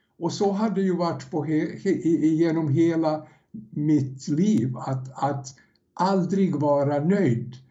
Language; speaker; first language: Swedish; non-native, fluent; Serbian